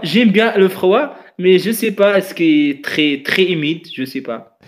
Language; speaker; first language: French; non-native, fluent; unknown